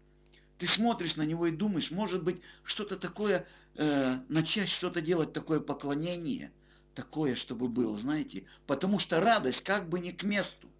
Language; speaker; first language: Russian; native; Russian